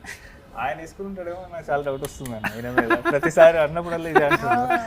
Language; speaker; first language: Telugu; native; Telugu